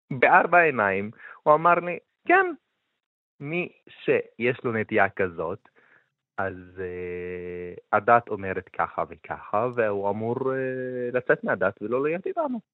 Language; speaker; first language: Hebrew; non-native, local second language; Arabic